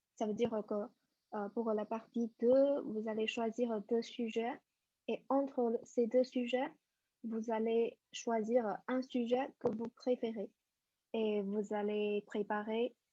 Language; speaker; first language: French; non-native, fluent; Chinese